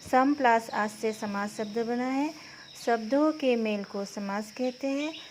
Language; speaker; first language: Hindi; non-native, local second language; Assamese